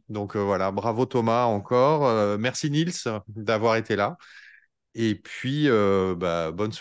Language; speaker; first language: French; native; French